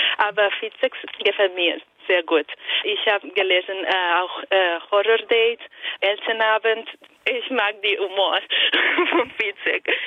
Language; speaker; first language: German; non-native, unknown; Italian